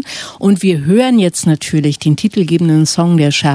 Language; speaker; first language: German; native; German